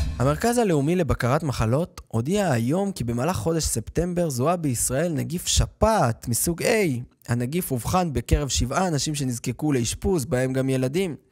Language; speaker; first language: Hebrew; native; Hebrew